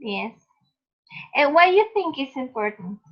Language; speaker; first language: English; non-native, fluent; Spanish